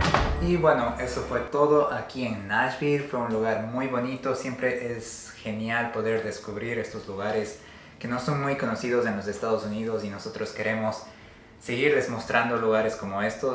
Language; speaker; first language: Spanish; native; Spanish